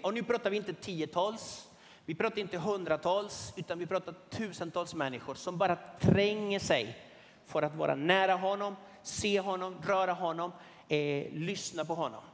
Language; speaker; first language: Swedish; non-native, fluent; Spanish